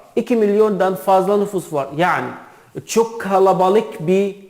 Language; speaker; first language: Turkish; non-native, learner; Arabic